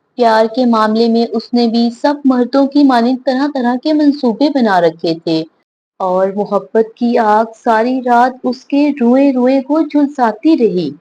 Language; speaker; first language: Urdu; native; Urdu